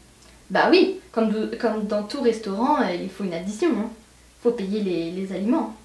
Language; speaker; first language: French; native; French